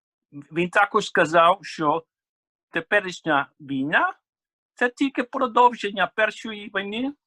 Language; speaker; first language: Ukrainian; non-native, fluent; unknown